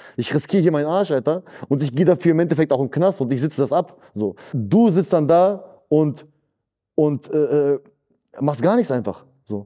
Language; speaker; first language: German; early bilingual, other home language; Russian